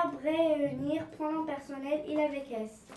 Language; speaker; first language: French; non-native, learner; Arabic